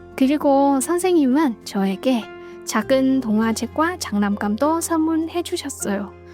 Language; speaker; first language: Korean; non-native, fluent; Vietnamese